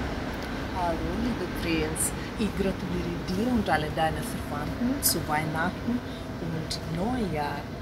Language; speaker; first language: German; non-native, learner; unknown